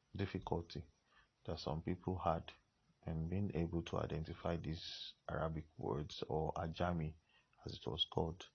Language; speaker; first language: English; non-native, local second language; Yoruba